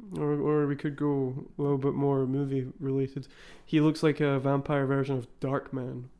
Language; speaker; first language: English; native; English